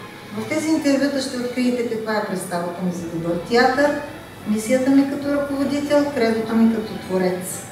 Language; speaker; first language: Bulgarian; native; Bulgarian